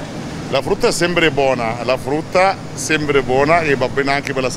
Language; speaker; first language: Italian; non-native, fluent; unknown